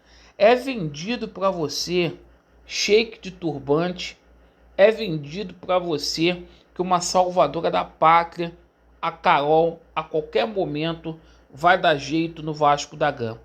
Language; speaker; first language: Portuguese; native; Portuguese